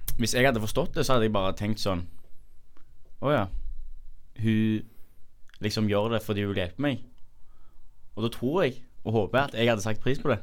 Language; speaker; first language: Norwegian; native; Norwegian